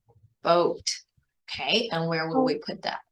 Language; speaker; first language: English; non-native, fluent; Chinese